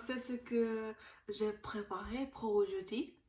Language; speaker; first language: French; non-native, learner; Korean